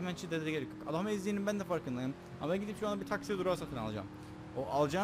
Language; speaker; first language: Turkish; native; Turkish